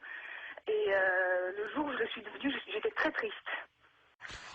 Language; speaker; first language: French; non-native, fluent; Russian